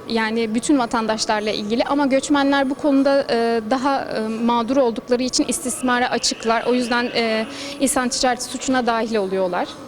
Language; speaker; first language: Turkish; native; Turkish